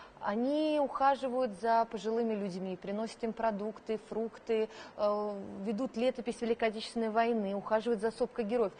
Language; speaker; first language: Russian; native; Russian